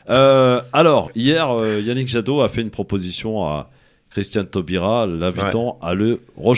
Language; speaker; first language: French; native; French